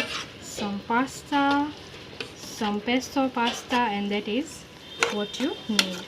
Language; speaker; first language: English; non-native, local second language; Gujarati